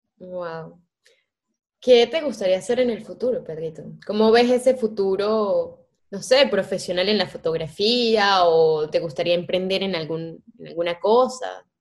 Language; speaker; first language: Spanish; native; Spanish